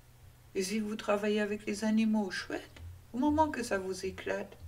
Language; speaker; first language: French; non-native, fluent; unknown